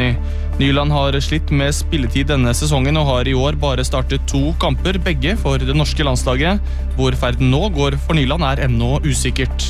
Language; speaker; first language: Norwegian; native; Norwegian